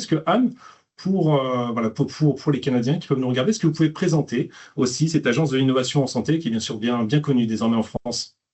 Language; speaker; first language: French; native; French